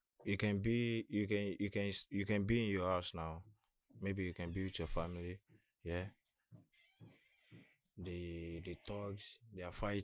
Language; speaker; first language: English; non-native, local second language; Yoruba